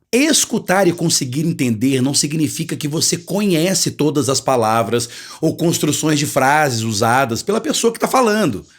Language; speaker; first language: Portuguese; native; Portuguese